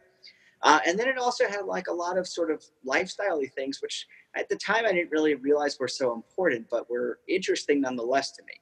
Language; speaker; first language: English; native; English